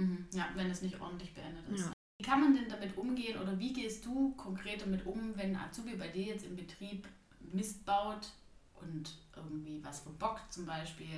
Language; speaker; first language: German; native; German